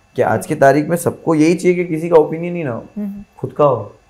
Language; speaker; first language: Hindi; non-native, local second language; Gujarati